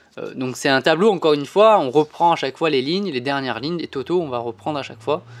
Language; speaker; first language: French; native; French